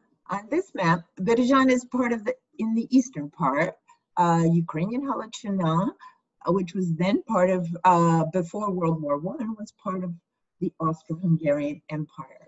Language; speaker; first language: English; early bilingual, other home language; Ukrainian